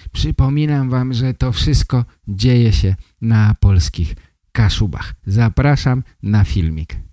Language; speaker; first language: Polish; native; Polish